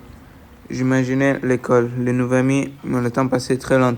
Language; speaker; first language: French; non-native, learner; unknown